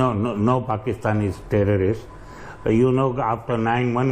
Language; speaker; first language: English; non-native, learner; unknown